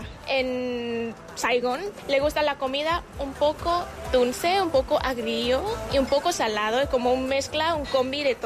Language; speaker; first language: Spanish; non-native, learner; Vietnamese